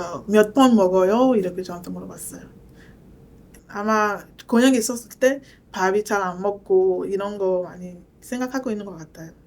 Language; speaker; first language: Korean; non-native, learner; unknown